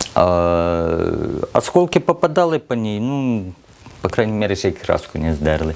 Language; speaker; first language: Ukrainian; early bilingual, other home language; Russian